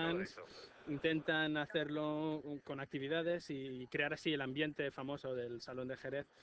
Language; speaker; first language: Spanish; native; Spanish